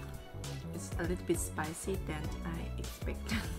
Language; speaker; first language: English; non-native, learner; Thai